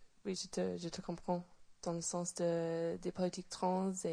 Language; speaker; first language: French; non-native, fluent; English